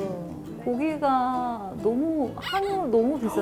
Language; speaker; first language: Korean; native; Korean